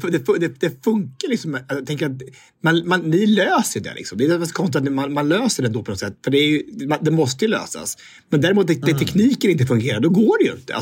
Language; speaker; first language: Swedish; native; Swedish